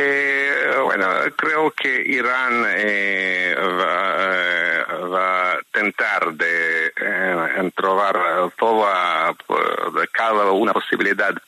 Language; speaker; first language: Spanish; non-native, fluent; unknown